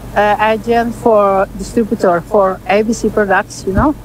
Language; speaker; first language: English; non-native, learner; Indonesian